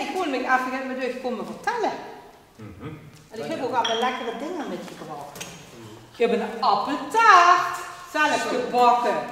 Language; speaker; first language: Dutch; native; Dutch